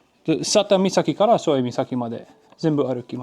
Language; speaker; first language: Japanese; non-native, learner; English